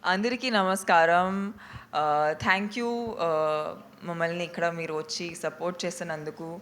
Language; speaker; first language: Telugu; non-native, local second language; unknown